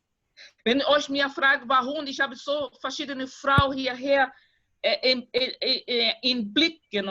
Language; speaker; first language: German; non-native, fluent; Portuguese